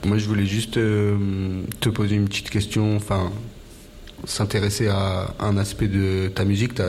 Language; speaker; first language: French; native; French